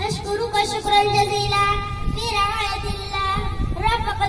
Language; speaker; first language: Arabic; non-native, learner; Urdu